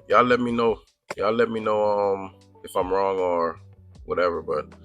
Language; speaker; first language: English; native; English